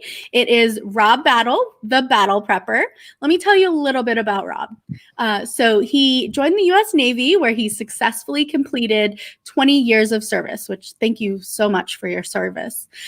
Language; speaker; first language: English; native; English